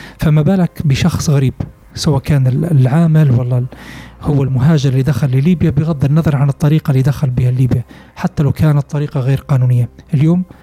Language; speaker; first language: Arabic; native; Arabic